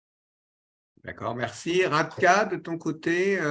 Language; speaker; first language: French; native; French